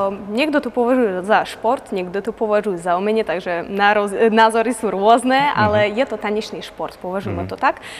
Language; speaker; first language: Slovak; non-native, fluent; Russian